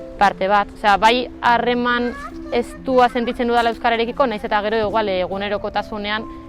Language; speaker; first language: Basque; native; Basque